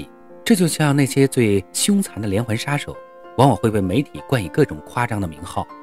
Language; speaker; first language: Chinese; native; Chinese